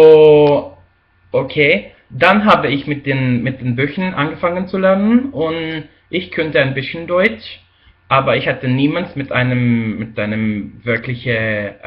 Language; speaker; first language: German; non-native, fluent; Spanish